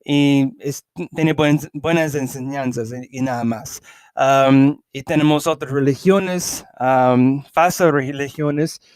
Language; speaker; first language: Spanish; early bilingual, heritage; English